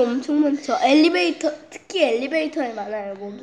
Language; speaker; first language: Korean; early bilingual, heritage; Korean